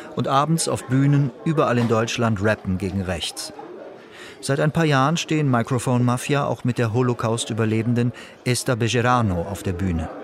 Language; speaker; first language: German; native; German